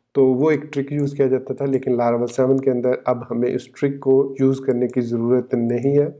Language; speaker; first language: Urdu; native; Urdu